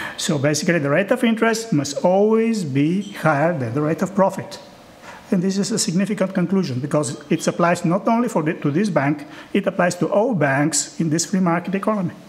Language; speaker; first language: English; non-native, fluent; Bulgarian